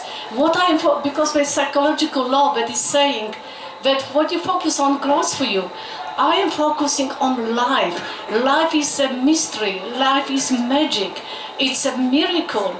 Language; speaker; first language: English; non-native, fluent; Polish